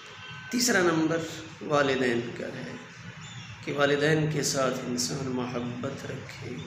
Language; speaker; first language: Urdu; native; Urdu